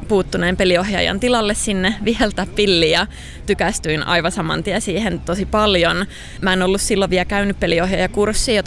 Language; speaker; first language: Finnish; native; Finnish